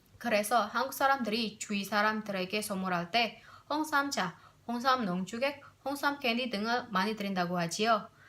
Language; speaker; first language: Korean; non-native, learner; Indonesian